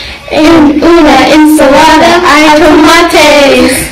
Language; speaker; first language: Spanish; non-native, learner; English